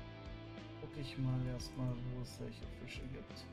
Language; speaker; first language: German; native; German